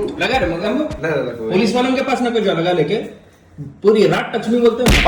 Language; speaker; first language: Hindi; non-native, local second language; Urdu